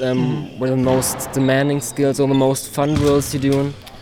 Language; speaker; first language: English; non-native, fluent; German